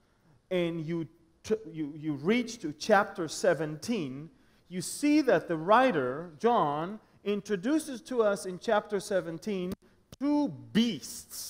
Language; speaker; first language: English; non-native, fluent; Hebrew